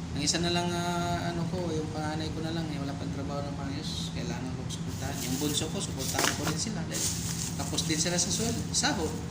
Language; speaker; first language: Filipino; non-native, local second language; Cebuano